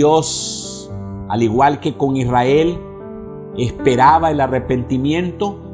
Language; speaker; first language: Spanish; native; Spanish